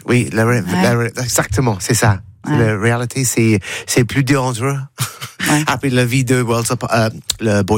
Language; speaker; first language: French; non-native, learner; English